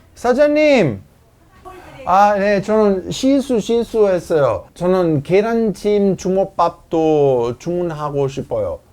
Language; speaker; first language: Korean; non-native, learner; Italian